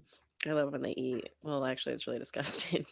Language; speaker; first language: English; native; English